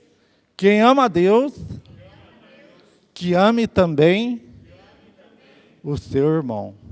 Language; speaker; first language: Portuguese; native; Portuguese